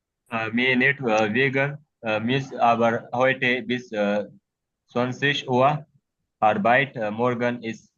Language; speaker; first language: German; non-native, learner; Urdu